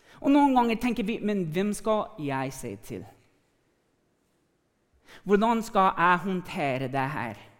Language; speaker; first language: Norwegian; non-native, fluent; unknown